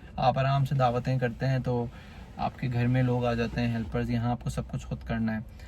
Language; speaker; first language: Urdu; native; Urdu